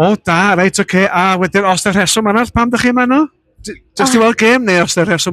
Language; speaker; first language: Welsh; native; Welsh